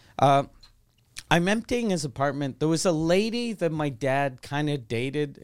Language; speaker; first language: English; non-native, local second language; French